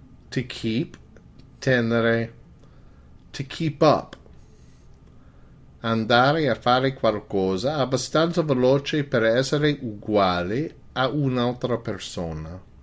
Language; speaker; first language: Italian; non-native, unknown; English